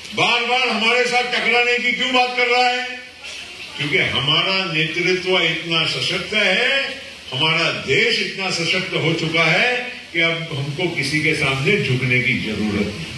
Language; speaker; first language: Hindi; non-native, local second language; Marathi